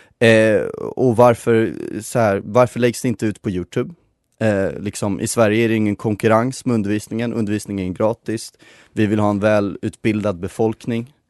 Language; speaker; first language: Swedish; native; Swedish